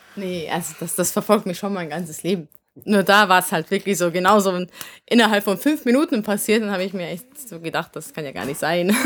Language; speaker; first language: German; early bilingual, other home language; Hungarian